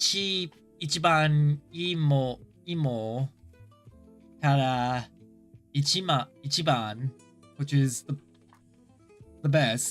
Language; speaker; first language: Japanese; non-native, learner; English